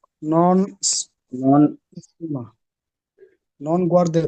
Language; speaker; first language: Italian; non-native, learner; Bangla